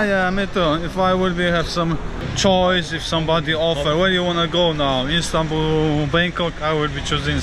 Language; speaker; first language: English; non-native, learner; Polish